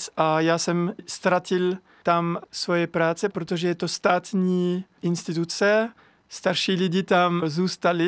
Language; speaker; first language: Czech; non-native, fluent; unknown